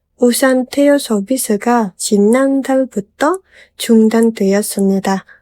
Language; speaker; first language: Korean; non-native, fluent; Indonesian